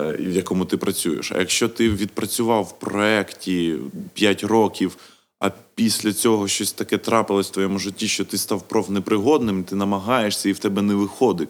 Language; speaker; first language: Ukrainian; non-native, local second language; Russian